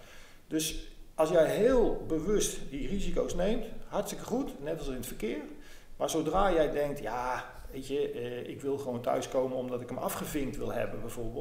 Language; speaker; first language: Dutch; native; Dutch